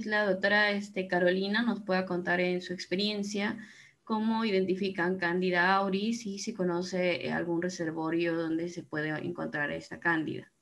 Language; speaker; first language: Spanish; native; Spanish